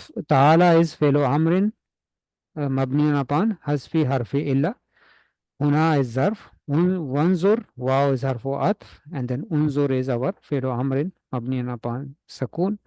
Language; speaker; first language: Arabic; non-native, fluent; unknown